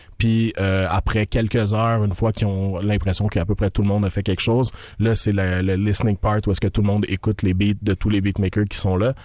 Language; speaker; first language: French; native; French